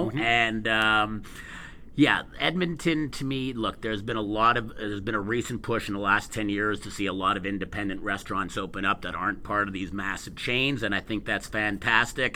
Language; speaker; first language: English; native; English